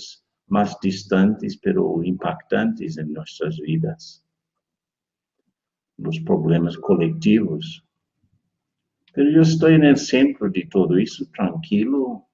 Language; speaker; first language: Spanish; non-native, fluent; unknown